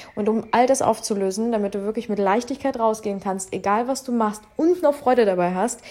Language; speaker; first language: German; early bilingual, other home language; Russian